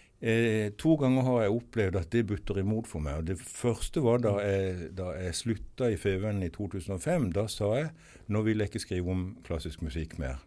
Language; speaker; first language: Norwegian; native; Norwegian